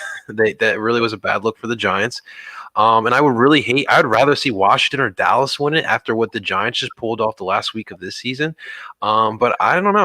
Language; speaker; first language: English; native; English